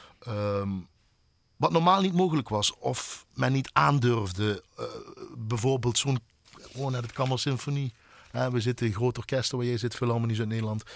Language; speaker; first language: Dutch; native; Dutch